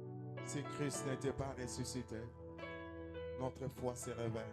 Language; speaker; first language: French; non-native, local second language; Lingala